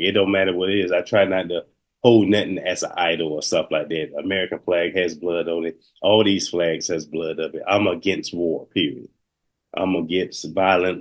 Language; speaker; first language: English; native; English